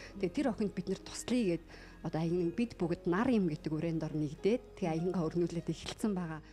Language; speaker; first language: Mongolian; native; Mongolian